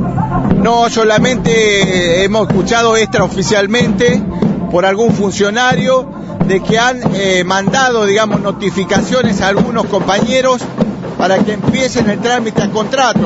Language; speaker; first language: Spanish; native; Spanish